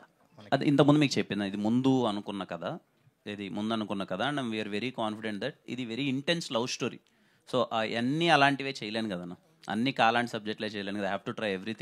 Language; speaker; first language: Telugu; native; Telugu